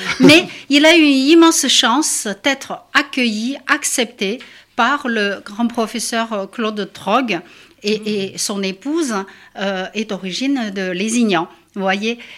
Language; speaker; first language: French; non-native, fluent; Chinese